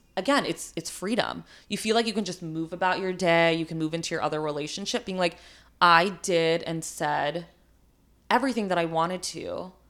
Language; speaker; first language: English; early bilingual, other home language; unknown